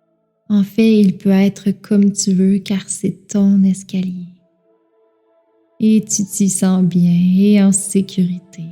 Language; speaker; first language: French; native; French